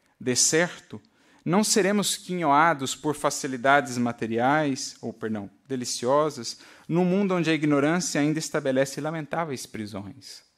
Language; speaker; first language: Portuguese; native; Portuguese